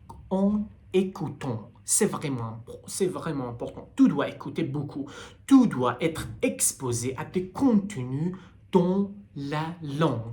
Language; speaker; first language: French; non-native, learner; Persian